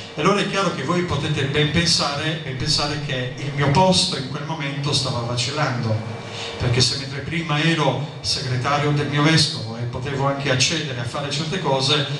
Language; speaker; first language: Italian; native; Italian